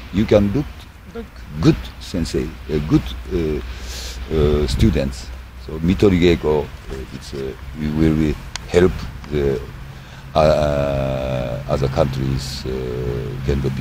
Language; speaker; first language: English; non-native, learner; Japanese